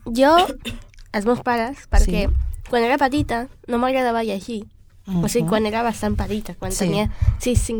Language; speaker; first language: Catalan; non-native, local second language; Spanish